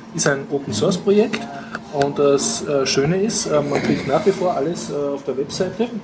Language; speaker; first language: German; native; German